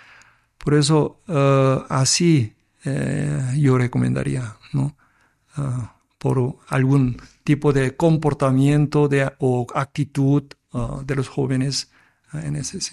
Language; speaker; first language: Spanish; non-native, fluent; Korean